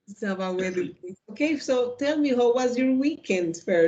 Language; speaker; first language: English; non-native, learner; Spanish